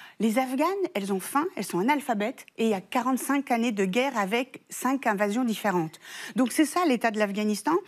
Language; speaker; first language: French; early bilingual, other home language; Persian